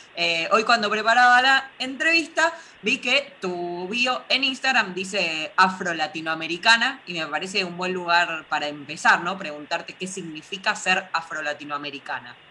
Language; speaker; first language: Spanish; native; Spanish